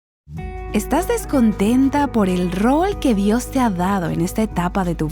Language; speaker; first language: Spanish; native; Spanish